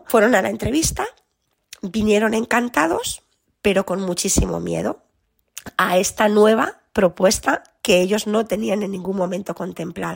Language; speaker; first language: Spanish; native; Spanish